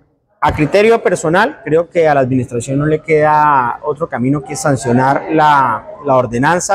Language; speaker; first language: Spanish; native; Spanish